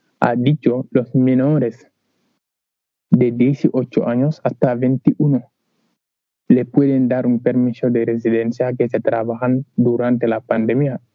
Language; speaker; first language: Spanish; non-native, learner; Wolof